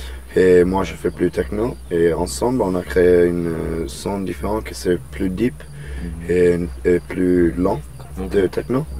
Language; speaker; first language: French; non-native, learner; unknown